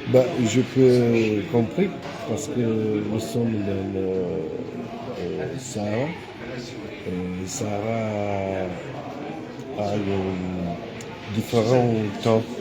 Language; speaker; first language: French; non-native, learner; Romanian